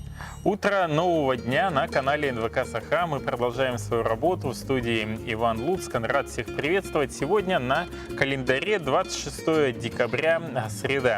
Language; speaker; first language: Russian; native; Russian